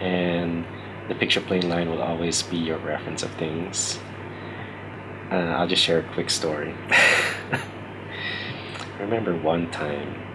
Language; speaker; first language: English; native; English